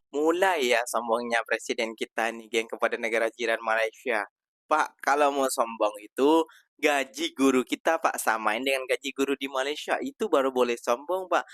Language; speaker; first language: Indonesian; native; Indonesian